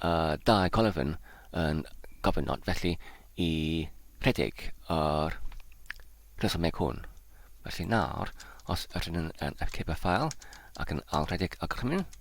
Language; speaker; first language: Welsh; non-native, learner; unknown